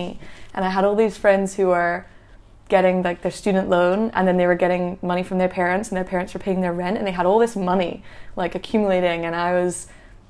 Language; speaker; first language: English; native; English